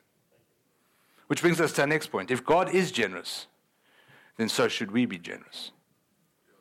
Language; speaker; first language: English; native; English